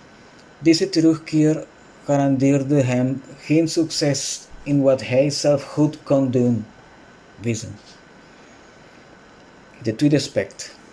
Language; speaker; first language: Dutch; non-native, fluent; Spanish